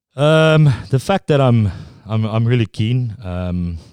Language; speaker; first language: English; non-native, local second language; Afrikaans